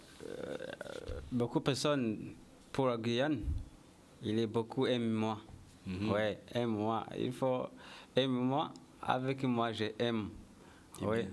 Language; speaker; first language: French; non-native, learner; Kinyarwanda